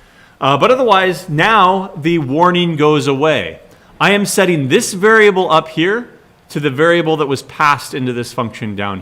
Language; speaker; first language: English; native; English